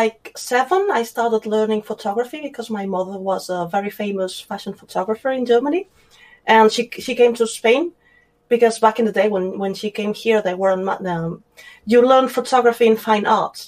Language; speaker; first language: English; non-native, fluent; Spanish